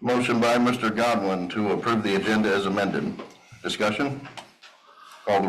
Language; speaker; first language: English; native; English